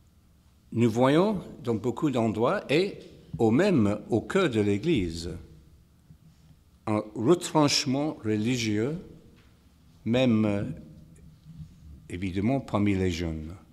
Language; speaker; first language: French; non-native, fluent; English